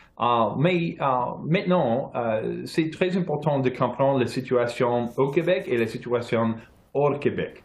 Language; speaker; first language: French; non-native, local second language; English